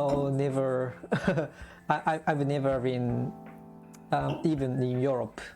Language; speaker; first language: English; non-native, learner; Japanese